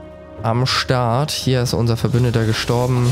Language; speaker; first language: German; native; German